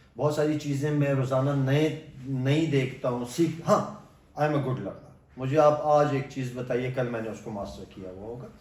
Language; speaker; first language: Urdu; non-native, local second language; Pashto